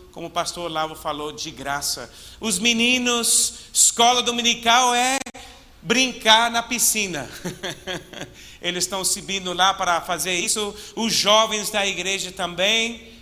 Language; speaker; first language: Portuguese; non-native, fluent; English